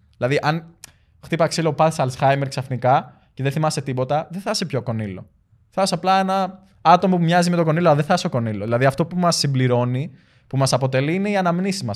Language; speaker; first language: Greek; early bilingual, other home language; Albanian